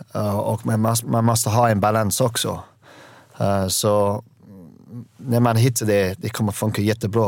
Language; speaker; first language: Swedish; non-native, learner; English